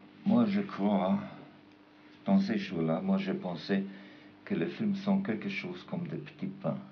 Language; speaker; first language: French; non-native, fluent; German